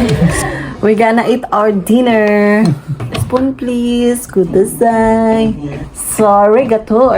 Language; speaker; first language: English; non-native, local second language; Cebuano